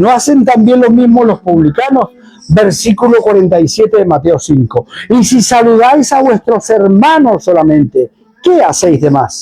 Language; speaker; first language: Spanish; native; Spanish